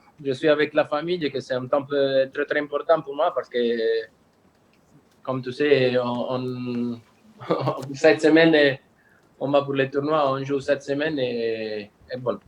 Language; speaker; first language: French; non-native, learner; Italian